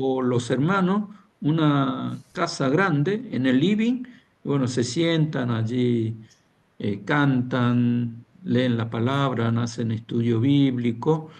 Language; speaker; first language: Spanish; non-native, fluent; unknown